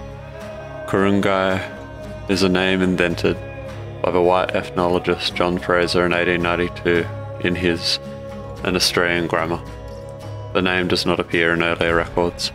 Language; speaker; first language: English; native; English